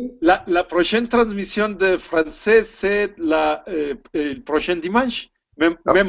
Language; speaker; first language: French; non-native, learner; Spanish